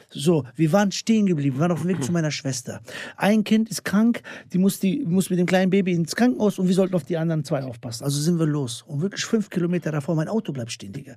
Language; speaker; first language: German; early bilingual, other home language; Bosnian